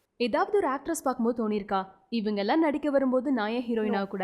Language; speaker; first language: Tamil; native; Tamil